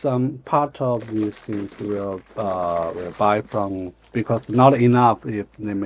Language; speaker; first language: English; non-native, learner; Chinese